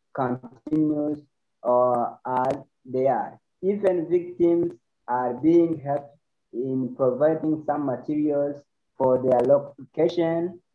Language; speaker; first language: English; non-native, learner; Rundi